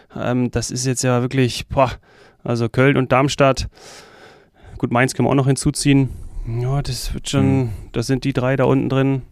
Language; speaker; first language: German; native; German